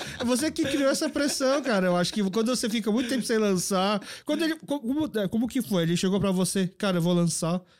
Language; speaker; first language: Portuguese; early bilingual, other home language; Korean